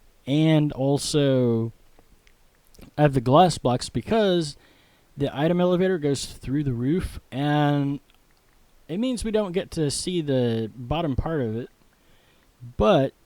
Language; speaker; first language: English; native; English